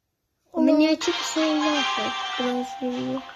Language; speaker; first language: Turkish; non-native, learner; Azerbaijani